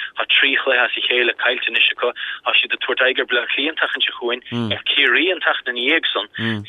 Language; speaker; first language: Irish; native; Irish